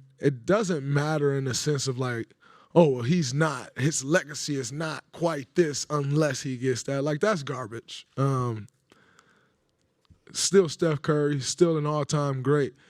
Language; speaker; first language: English; native; English